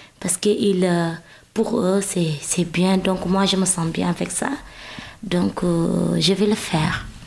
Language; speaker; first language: French; non-native, local second language; Wolof